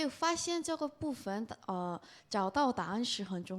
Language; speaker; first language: Chinese; non-native, fluent; Korean